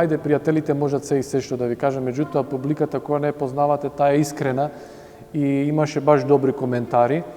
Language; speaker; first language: Macedonian; early bilingual, heritage; Macedonian